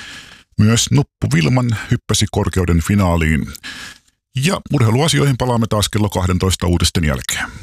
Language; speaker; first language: Finnish; native; Finnish